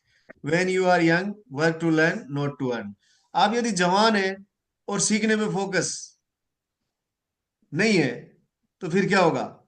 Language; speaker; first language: Hindi; native; Hindi